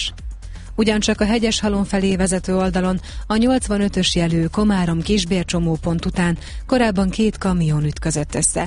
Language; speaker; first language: Hungarian; native; Hungarian